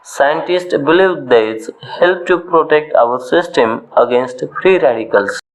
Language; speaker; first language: English; non-native, local second language; Marathi